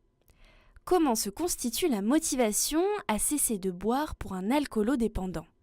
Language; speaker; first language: French; native; French